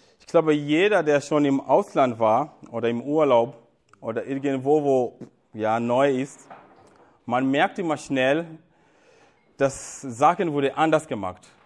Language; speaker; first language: German; non-native, fluent; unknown